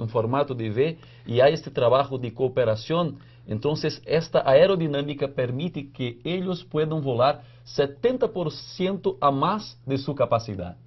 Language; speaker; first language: Spanish; non-native, fluent; Portuguese